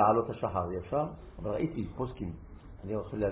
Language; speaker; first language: Hebrew; non-native, fluent; French